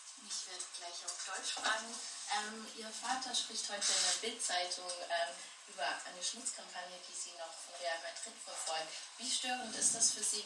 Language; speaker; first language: German; native; German